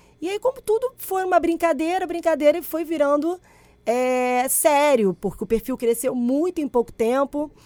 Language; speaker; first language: Portuguese; early bilingual, other home language; Spanish